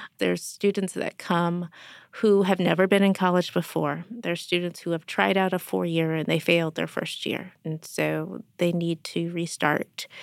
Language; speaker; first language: English; native; English